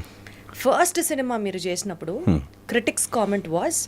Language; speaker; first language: Telugu; native; Telugu